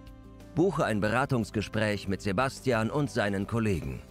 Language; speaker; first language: German; native; German